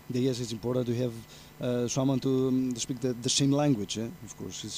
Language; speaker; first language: English; non-native, fluent; Greek